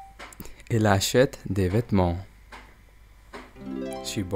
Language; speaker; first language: French; non-native, learner; English